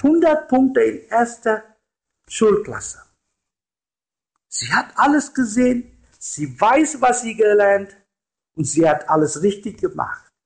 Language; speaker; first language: German; non-native, fluent; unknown